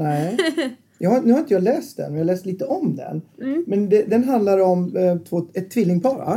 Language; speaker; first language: Swedish; native; Swedish